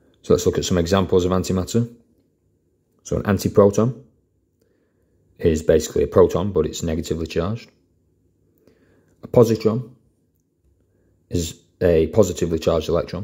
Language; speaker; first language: English; native; English